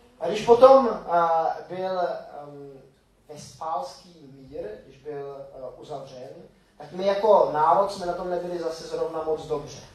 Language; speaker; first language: Czech; native; Czech